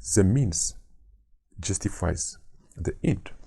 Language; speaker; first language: English; non-native, local second language; Amharic